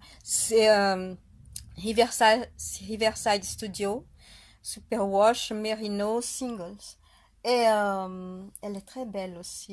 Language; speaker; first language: French; non-native, fluent; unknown